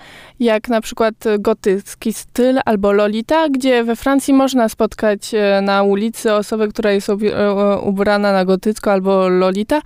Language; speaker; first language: Polish; early bilingual, heritage; Polish